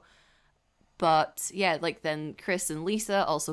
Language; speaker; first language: English; native; English